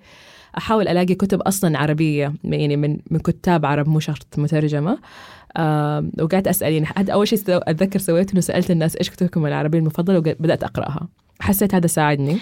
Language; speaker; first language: Arabic; native; Arabic